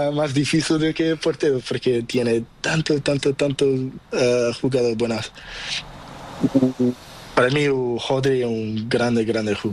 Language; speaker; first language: Spanish; non-native, learner; Portuguese